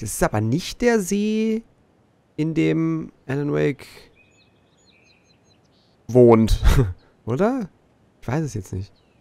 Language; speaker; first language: German; native; German